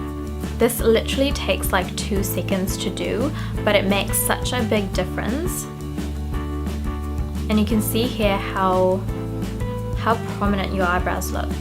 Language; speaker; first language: English; non-native, local second language; Sinhala